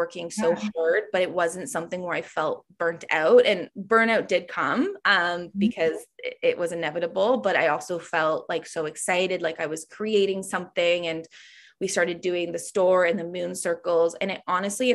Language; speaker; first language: English; native; English